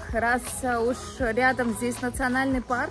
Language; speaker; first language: Russian; native; Russian